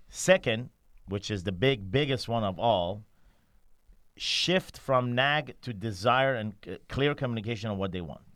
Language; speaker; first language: English; non-native, fluent; Persian